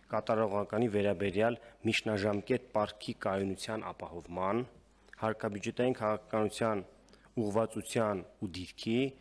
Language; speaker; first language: Armenian; native; Armenian